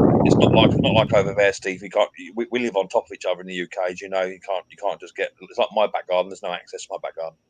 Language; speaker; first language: English; native; English